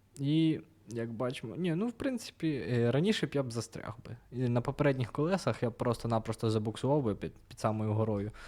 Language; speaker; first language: Ukrainian; non-native, local second language; Russian